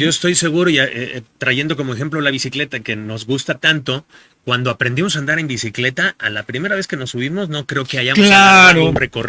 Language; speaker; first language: Spanish; native; Spanish